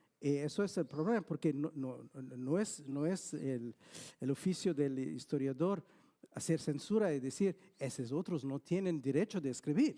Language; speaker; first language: Spanish; non-native, fluent; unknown